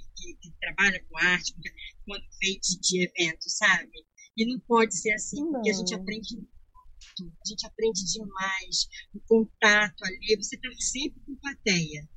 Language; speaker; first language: Portuguese; native; Portuguese